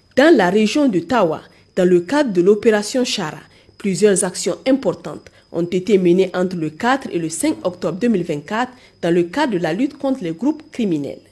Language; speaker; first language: French; non-native, local second language; Hausa